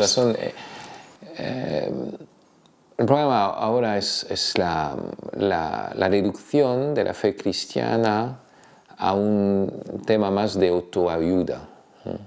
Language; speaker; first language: Spanish; non-native, fluent; French